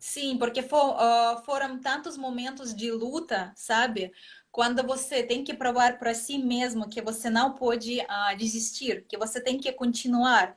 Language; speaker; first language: Portuguese; non-native, fluent; Russian